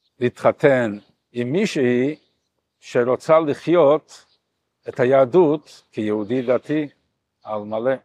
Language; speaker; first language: Hebrew; non-native, fluent; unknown